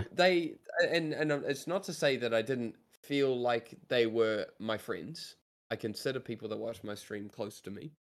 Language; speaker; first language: English; native; English